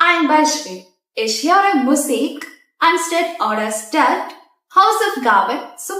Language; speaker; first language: German; non-native, fluent; Malayalam